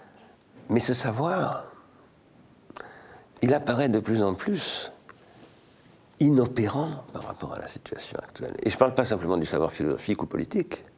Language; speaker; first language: French; native; French